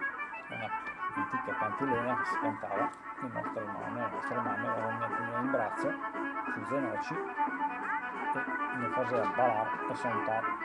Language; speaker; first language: Italian; native; Italian